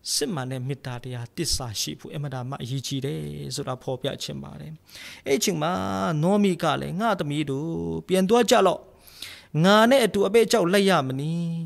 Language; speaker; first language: Burmese; non-native, local second language; Tedim Chin